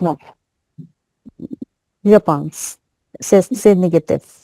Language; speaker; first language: French; non-native, learner; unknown